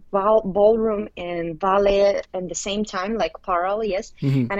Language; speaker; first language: English; non-native, fluent; Uzbek